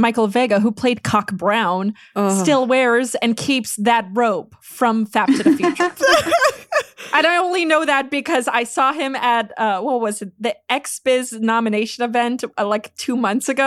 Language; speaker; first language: English; non-native, fluent; Polish